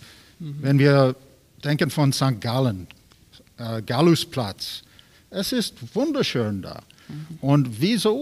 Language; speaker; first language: German; non-native, learner; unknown